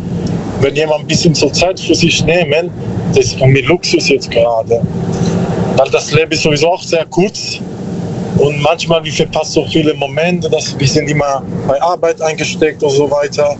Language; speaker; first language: German; non-native, learner; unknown